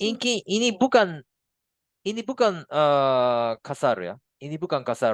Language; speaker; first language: Indonesian; non-native, fluent; Japanese